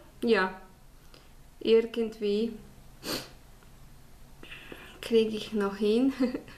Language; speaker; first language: German; non-native, fluent; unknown